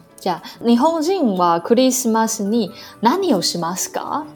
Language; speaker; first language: Japanese; non-native, learner; Chinese